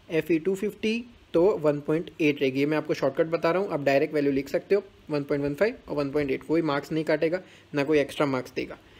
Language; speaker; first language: Hindi; non-native, local second language; Gujarati